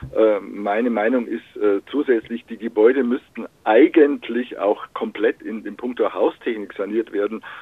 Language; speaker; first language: German; native; German